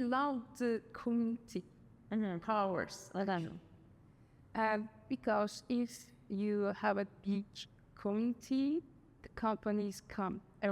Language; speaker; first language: English; non-native, learner; Turkish